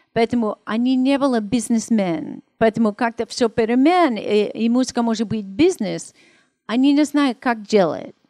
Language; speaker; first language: Russian; non-native, learner; English